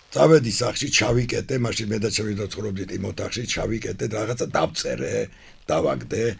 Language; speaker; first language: Georgian; non-native, local second language; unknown